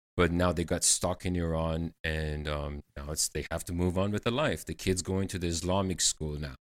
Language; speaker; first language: English; non-native, fluent; Persian